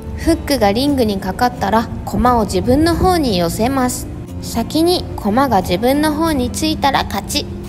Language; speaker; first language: Japanese; native; Japanese